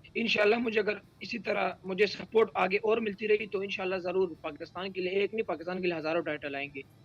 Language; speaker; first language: Urdu; non-native, local second language; Pashto